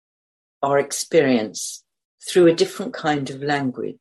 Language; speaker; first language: English; native; English